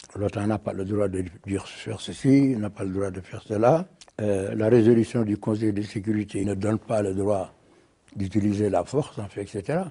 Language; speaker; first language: French; non-native, local second language; Wolof